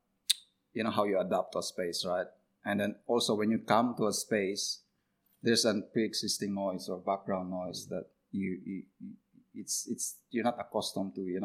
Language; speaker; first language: English; non-native, local second language; Cebuano